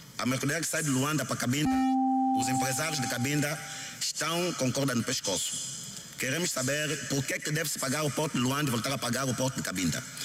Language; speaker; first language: Portuguese; non-native, local second language; Kongo